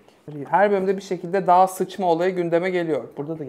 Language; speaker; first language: Turkish; native; Turkish